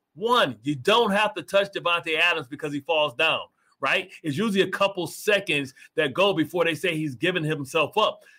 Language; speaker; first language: English; native; English